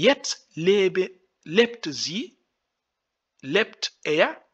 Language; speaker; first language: German; non-native, fluent; French